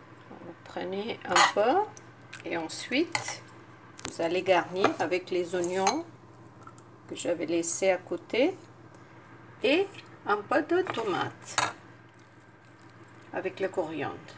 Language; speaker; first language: French; non-native, fluent; Hindi